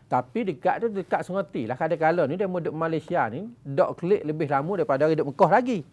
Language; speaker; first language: Malay; native; Malay